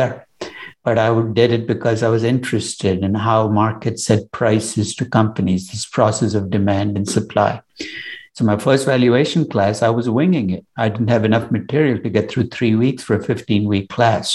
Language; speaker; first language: English; non-native, local second language; Tamil